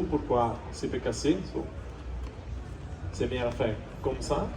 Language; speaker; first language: French; non-native, learner; Italian